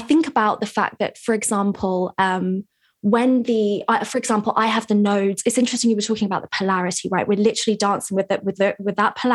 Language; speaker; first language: English; native; English